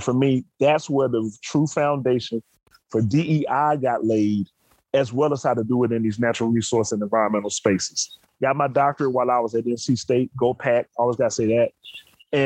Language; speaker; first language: English; native; English